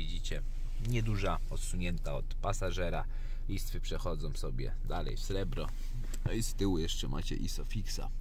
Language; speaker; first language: Polish; native; Polish